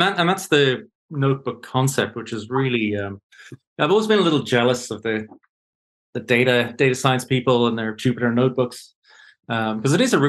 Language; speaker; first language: English; native; English